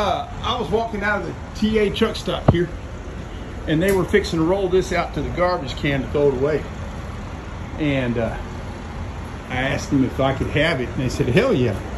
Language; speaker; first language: English; native; English